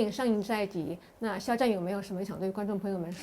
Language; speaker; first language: Chinese; native; Chinese